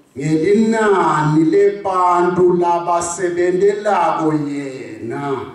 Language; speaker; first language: Zulu; non-native, local second language; Swati